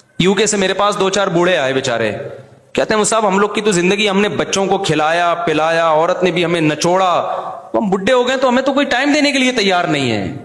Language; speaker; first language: Urdu; native; Urdu